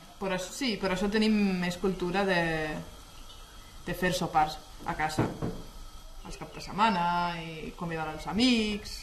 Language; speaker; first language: Catalan; non-native, fluent; Swedish